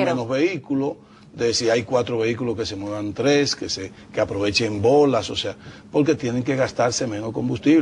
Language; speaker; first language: Spanish; native; Spanish